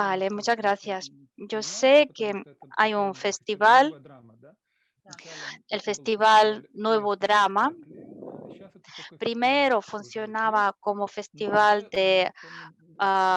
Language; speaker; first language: Spanish; non-native, fluent; Russian